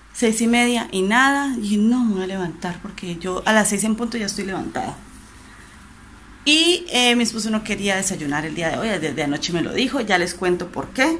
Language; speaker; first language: Spanish; native; Spanish